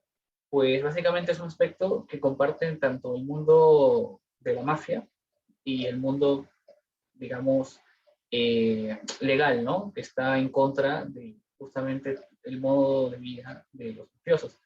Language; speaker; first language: Spanish; native; Spanish